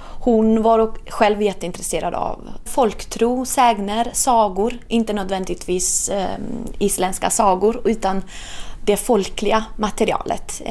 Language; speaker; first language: Swedish; non-native, fluent; Italian